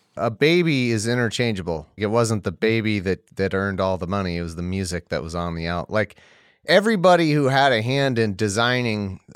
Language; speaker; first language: English; native; English